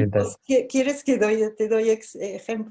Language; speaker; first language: Spanish; non-native, fluent; French